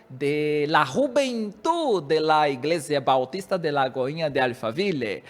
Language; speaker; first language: Spanish; non-native, learner; Portuguese